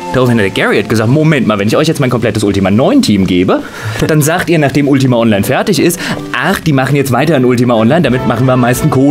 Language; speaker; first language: German; native; German